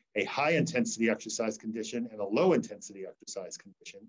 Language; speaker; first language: English; native; English